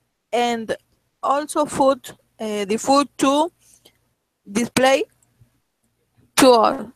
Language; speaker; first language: English; non-native, learner; Spanish